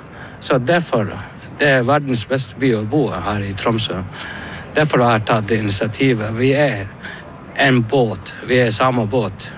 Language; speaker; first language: Norwegian; non-native, learner; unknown